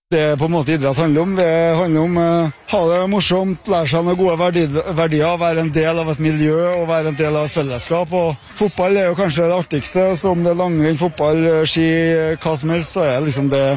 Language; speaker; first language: Norwegian; native; Norwegian